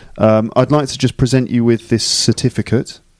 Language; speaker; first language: English; native; English